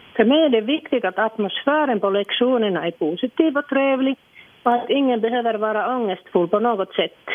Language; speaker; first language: Swedish; non-native, local second language; Finnish